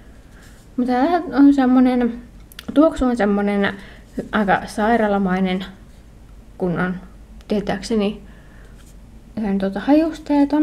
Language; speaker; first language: Finnish; native; Finnish